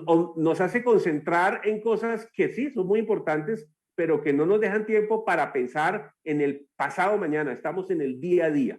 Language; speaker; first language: Spanish; native; Spanish